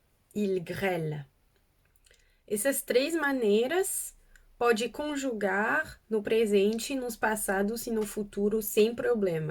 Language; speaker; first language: Portuguese; non-native, fluent; French